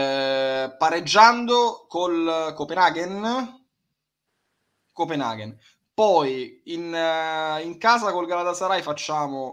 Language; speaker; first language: Italian; native; Italian